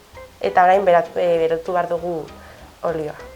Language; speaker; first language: Basque; non-native, local second language; Spanish